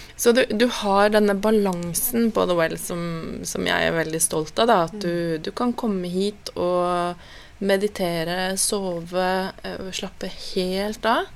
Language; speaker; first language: Norwegian; native; Norwegian